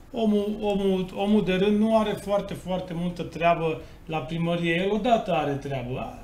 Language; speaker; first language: Romanian; native; Romanian